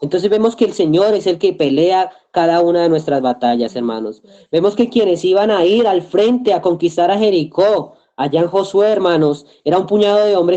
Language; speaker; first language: Spanish; native; Spanish